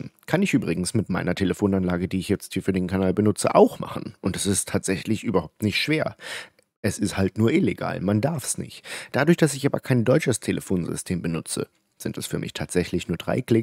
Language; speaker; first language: German; native; German